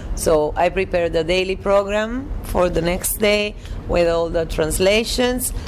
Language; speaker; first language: English; non-native, fluent; Italian